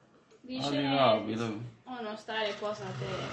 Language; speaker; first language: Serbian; early bilingual, heritage; Spanish